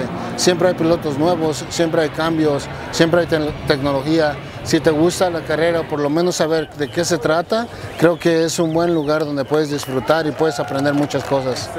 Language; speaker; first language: Spanish; early bilingual, heritage; Spanish